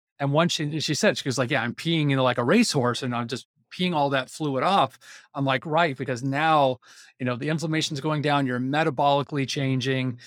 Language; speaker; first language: English; native; English